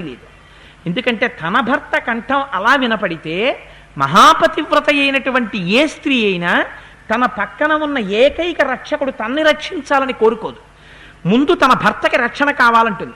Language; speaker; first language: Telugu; native; Telugu